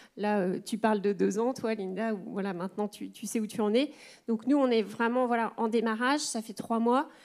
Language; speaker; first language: French; native; French